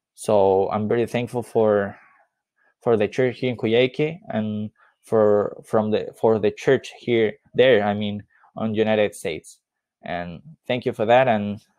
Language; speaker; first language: English; non-native, fluent; Spanish